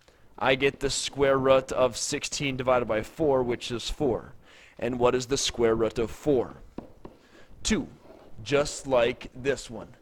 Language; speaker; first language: English; native; English